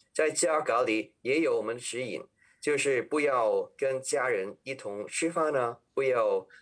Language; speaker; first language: Chinese; non-native, local second language; Cantonese